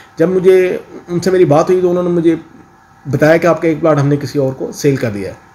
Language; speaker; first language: Urdu; non-native, local second language; Punjabi